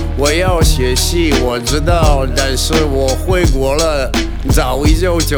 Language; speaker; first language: Chinese; non-native, learner; Russian